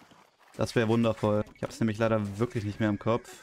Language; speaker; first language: German; native; German